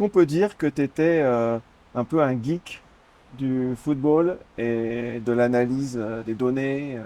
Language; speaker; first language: French; native; French